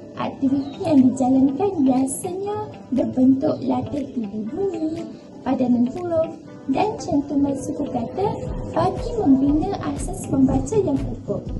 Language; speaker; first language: Malay; native; Malay